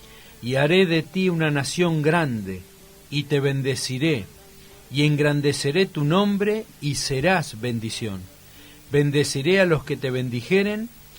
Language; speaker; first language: Spanish; native; Spanish